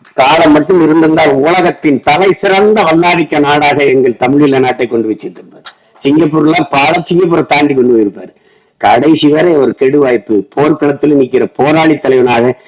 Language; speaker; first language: Tamil; native; Tamil